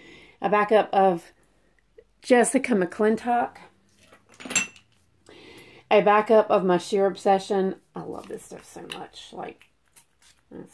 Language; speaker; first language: English; native; English